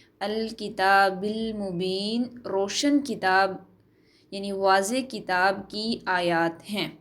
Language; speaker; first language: Urdu; native; Urdu